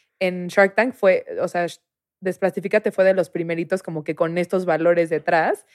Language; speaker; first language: Spanish; native; Spanish